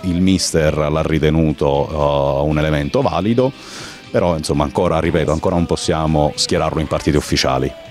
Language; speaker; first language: Italian; native; Italian